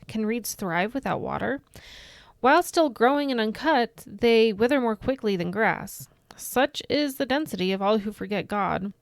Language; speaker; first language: English; native; English